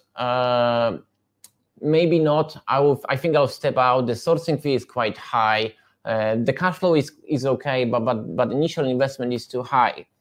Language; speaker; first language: English; non-native, fluent; Polish